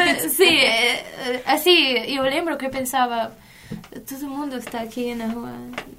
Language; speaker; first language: Portuguese; non-native, fluent; Spanish